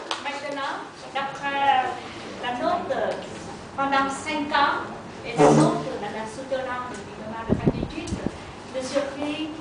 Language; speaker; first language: French; non-native, learner; Vietnamese